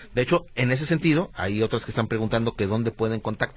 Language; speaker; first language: Spanish; native; Spanish